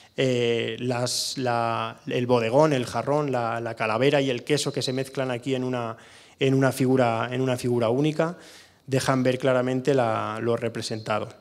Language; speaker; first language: Spanish; non-native, local second language; Catalan